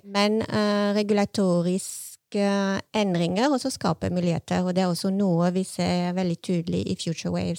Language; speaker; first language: Norwegian; non-native, fluent; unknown